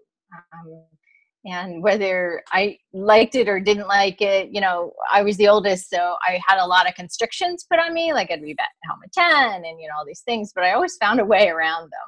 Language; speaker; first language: English; native; English